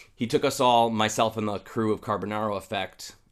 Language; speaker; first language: English; native; English